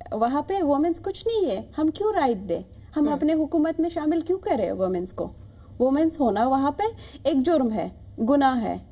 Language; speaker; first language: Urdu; non-native, fluent; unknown